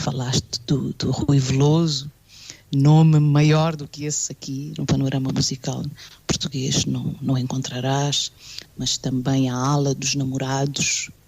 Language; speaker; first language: Portuguese; non-native, local second language; Kabuverdianu